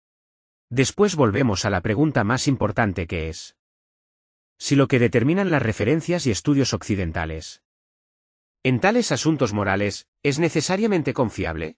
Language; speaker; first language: Spanish; non-native, fluent; Arabic